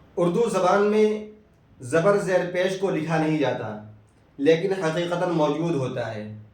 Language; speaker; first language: Urdu; native; Urdu